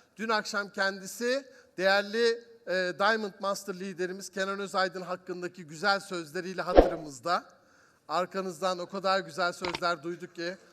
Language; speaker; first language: Turkish; native; Turkish